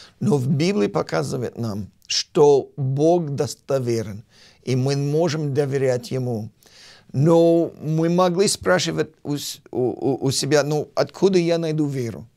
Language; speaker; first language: Russian; non-native, fluent; English